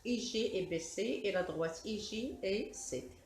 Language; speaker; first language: French; non-native, local second language; Arabic